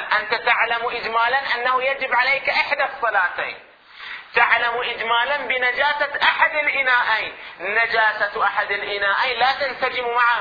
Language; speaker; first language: Arabic; native; Arabic